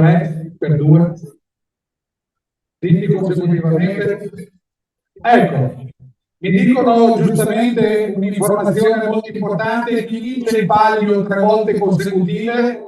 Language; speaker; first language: Italian; native; Italian